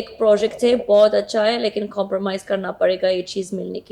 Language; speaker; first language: Hindi; non-native, learner; Arabic